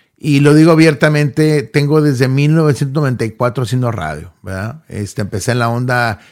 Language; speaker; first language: Spanish; early bilingual, heritage; Spanish